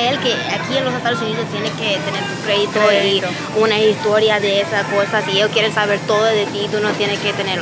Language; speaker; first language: Spanish; non-native, learner; English